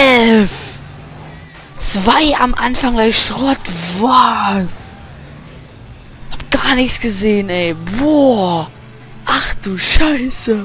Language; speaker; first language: German; native; German